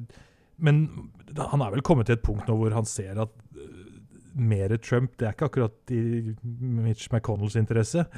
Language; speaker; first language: Norwegian; native; Norwegian